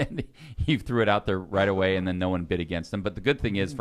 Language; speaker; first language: English; native; English